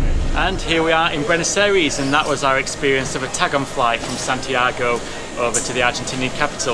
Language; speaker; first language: English; native; English